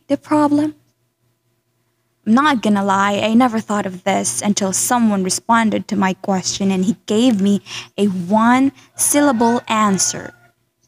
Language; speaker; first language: English; non-native, local second language; Cebuano